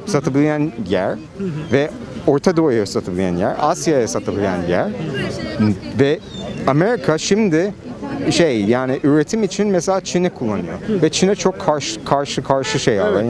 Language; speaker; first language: Turkish; non-native, fluent; English